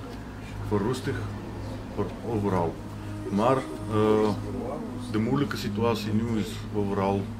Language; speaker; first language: Dutch; non-native, learner; Russian